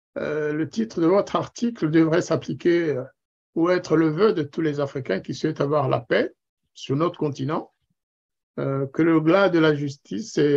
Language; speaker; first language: French; non-native, local second language; Kinyarwanda